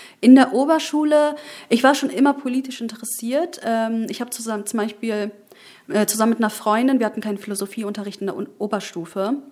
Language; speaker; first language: German; early bilingual, other home language; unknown